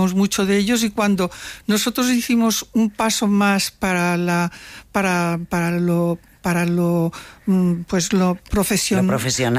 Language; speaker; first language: Spanish; non-native, local second language; Catalan